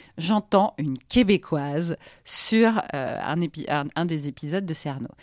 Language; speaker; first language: French; native; French